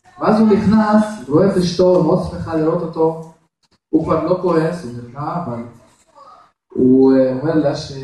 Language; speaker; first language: Hebrew; non-native, fluent; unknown